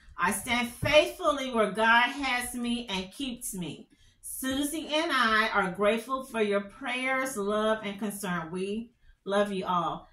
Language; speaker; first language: English; native; English